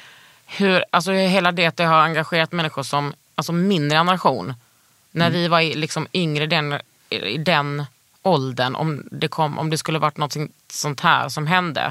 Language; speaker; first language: Swedish; native; Swedish